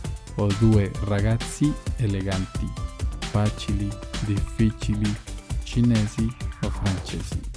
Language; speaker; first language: Italian; non-native, fluent; Spanish